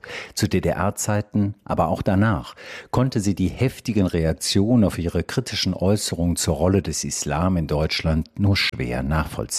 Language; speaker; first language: German; native; German